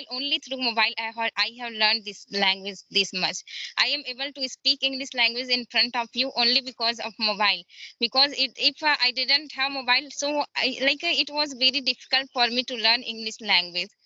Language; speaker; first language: English; non-native, learner; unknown